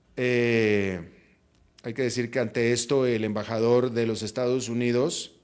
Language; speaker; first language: Spanish; native; Spanish